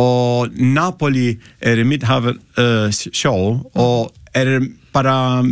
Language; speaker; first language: Icelandic; non-native, learner; Italian